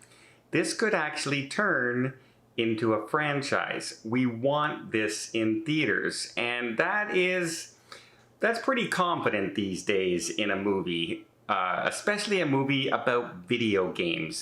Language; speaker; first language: English; native; English